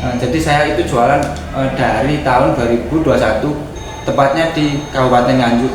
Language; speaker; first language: Indonesian; native; Indonesian